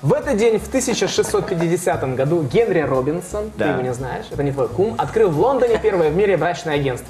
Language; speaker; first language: Russian; native; Russian